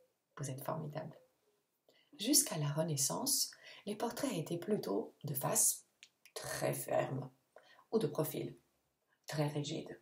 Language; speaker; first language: French; non-native, fluent; Italian